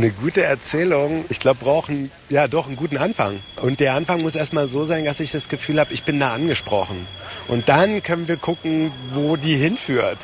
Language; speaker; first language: German; native; German